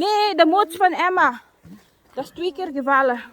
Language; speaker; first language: Dutch; non-native, learner; Filipino